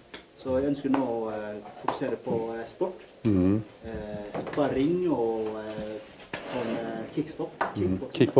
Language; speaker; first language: Norwegian; early bilingual, other home language; Somali